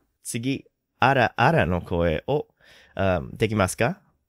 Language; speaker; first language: Japanese; non-native, learner; English